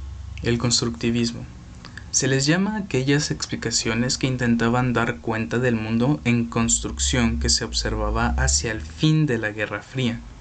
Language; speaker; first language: Spanish; native; Spanish